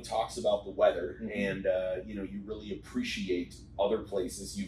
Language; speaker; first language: English; native; English